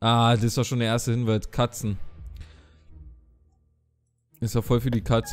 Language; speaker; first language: German; native; German